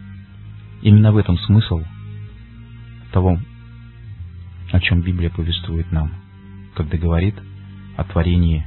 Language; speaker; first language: Russian; native; Russian